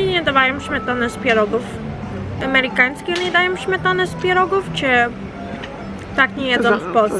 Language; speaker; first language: Polish; early bilingual, heritage; Polish